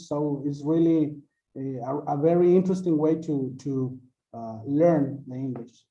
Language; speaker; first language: English; non-native, learner; Spanish